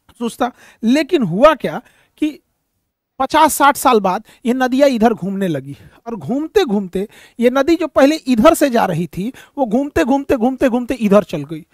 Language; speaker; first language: Hindi; native; Hindi